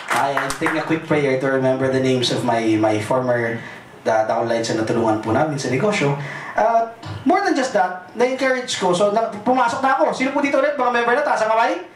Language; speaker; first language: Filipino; non-native, local second language; Cebuano